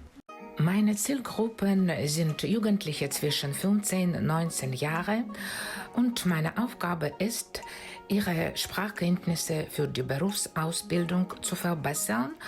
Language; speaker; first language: German; non-native, fluent; Russian